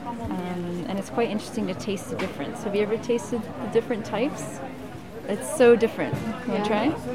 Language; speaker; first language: English; native; English